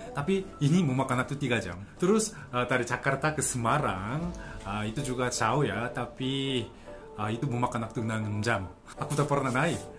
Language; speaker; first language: Indonesian; non-native, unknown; Korean